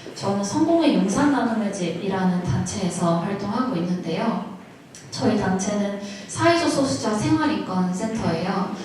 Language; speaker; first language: Korean; early bilingual, other home language; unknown